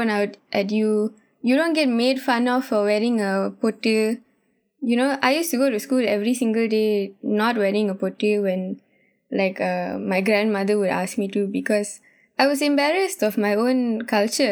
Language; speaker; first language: English; non-native, local second language; Tamil